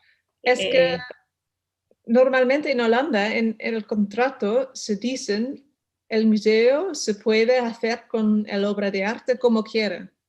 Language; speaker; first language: Spanish; non-native, learner; Dutch